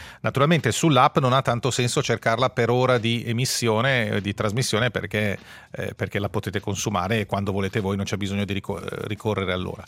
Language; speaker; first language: Italian; native; Italian